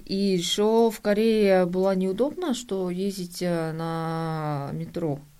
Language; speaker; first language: Russian; non-native, fluent; Korean